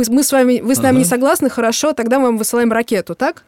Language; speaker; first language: Russian; native; Russian